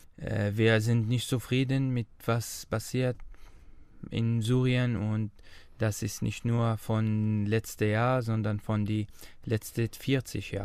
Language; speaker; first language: German; non-native, learner; Arabic